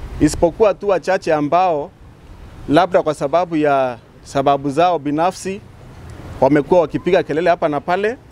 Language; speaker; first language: Swahili; non-native, local second language; Meru